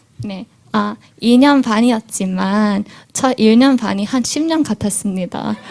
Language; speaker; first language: Korean; early bilingual, heritage; Korean